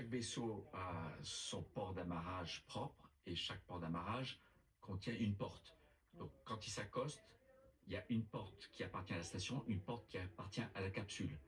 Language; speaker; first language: French; native; French